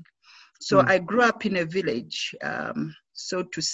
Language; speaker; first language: English; non-native, local second language; Ganda